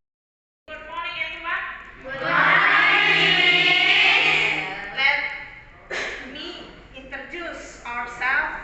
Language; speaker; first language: English; non-native, learner; Indonesian